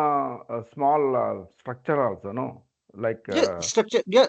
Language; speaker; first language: English; non-native, learner; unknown